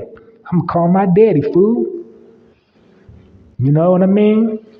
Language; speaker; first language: English; native; English